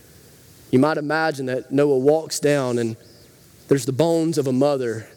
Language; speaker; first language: English; native; English